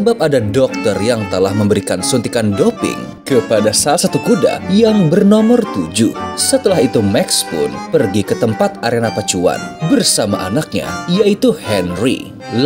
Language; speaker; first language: Indonesian; native; Indonesian